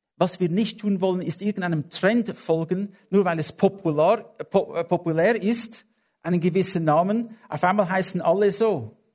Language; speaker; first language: German; non-native, fluent; English